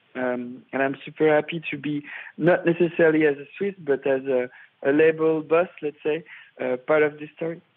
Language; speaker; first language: English; non-native, fluent; French